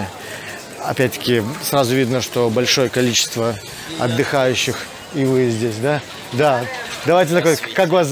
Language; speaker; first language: Russian; native; Russian